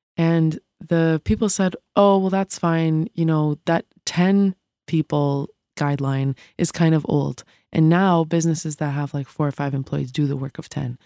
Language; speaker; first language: English; native; English